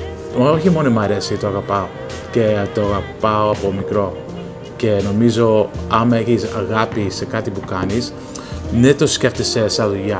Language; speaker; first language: Greek; early bilingual, heritage; Greek